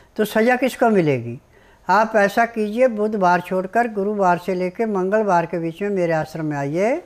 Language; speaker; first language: Hindi; native; Hindi